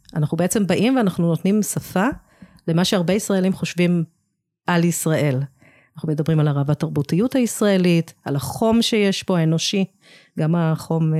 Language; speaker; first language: Hebrew; early bilingual, other home language; English